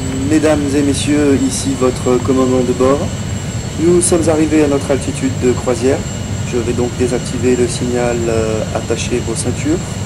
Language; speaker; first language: French; native; French